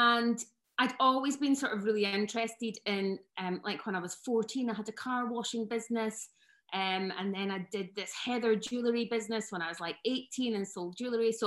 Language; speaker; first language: English; native; English